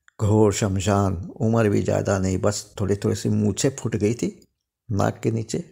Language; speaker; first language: Hindi; non-native, local second language; Bangla